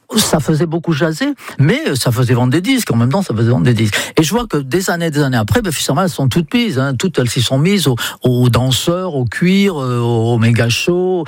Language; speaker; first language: French; non-native, fluent; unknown